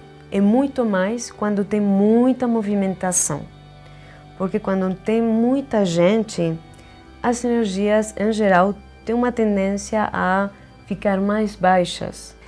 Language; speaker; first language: Portuguese; non-native, fluent; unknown